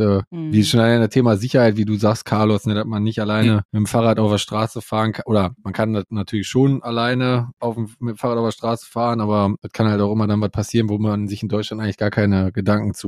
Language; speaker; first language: German; native; German